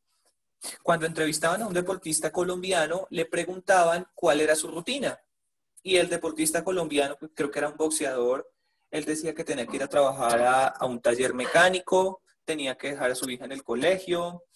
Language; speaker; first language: Spanish; native; Spanish